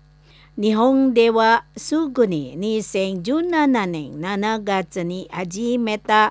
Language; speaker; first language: Japanese; non-native, fluent; Indonesian